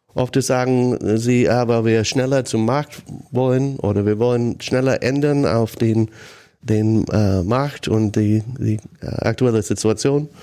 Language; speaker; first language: German; non-native, fluent; English